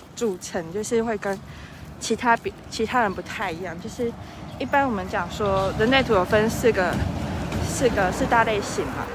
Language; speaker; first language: Chinese; native; Chinese